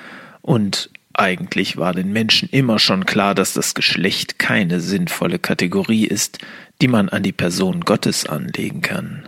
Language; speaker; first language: German; native; German